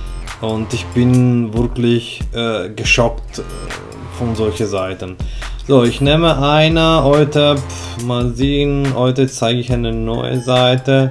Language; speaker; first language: German; non-native, fluent; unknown